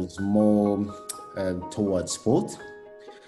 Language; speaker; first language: English; non-native, local second language; Kinyarwanda